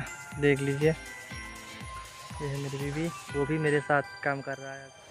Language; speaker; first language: Hindi; non-native, local second language; Assamese